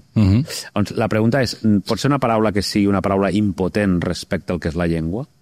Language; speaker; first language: Catalan; native; Catalan